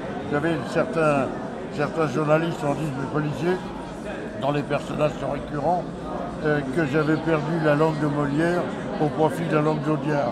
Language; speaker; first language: French; early bilingual, other home language; Yiddish